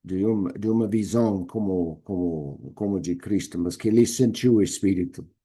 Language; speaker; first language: Portuguese; non-native, fluent; English